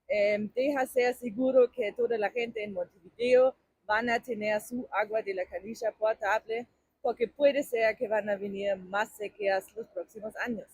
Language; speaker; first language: Spanish; non-native, fluent; German